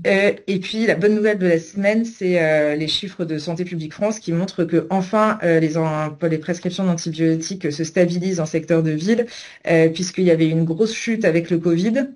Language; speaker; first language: French; native; French